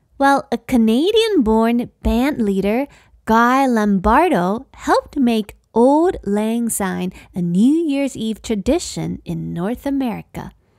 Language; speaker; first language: English; non-native, fluent; Chinese